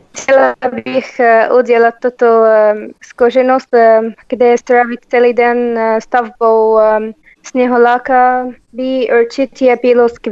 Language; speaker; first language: Czech; non-native, learner; Arabic